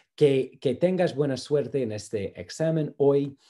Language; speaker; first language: Spanish; non-native, fluent; English